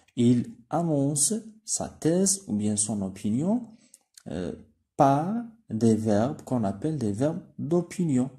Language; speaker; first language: French; non-native, local second language; Arabic